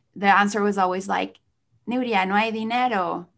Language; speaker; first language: English; early bilingual, other home language; Spanish